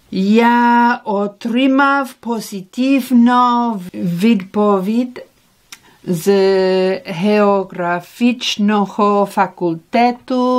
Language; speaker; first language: Ukrainian; non-native, learner; English